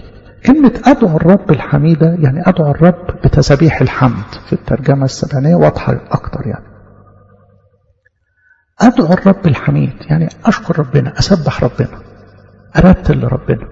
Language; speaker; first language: Arabic; native; Arabic